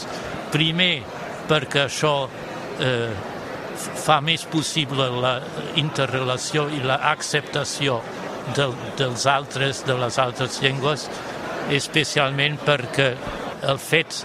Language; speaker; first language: Catalan; non-native, fluent; German